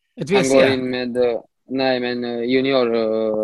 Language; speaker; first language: Swedish; non-native, fluent; Romanian